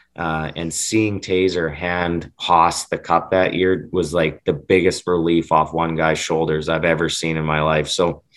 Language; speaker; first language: English; native; English